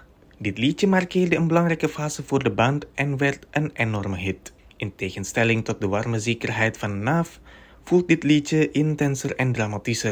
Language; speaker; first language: Dutch; non-native, fluent; Indonesian